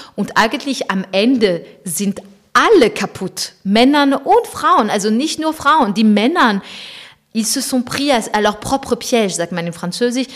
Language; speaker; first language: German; non-native, fluent; French